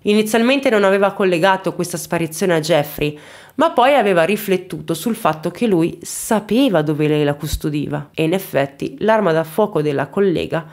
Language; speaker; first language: Italian; native; Italian